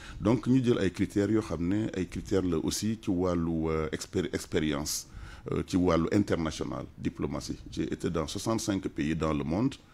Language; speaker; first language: French; non-native, local second language; Wolof